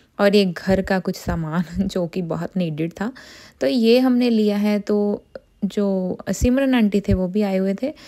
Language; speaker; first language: Hindi; non-native, local second language; Punjabi